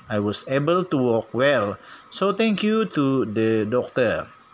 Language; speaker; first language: English; non-native, local second language; Malay